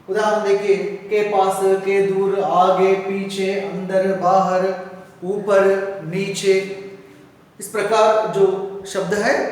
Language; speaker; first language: Hindi; non-native, local second language; Telugu